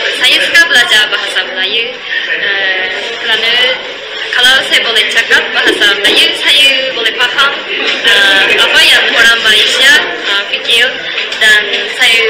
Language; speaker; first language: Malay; non-native, learner; Japanese